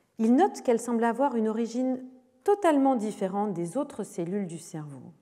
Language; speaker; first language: French; native; French